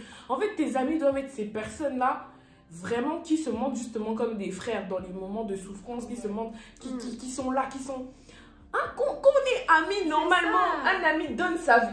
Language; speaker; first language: French; native; French